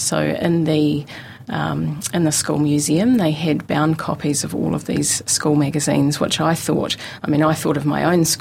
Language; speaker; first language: English; native; English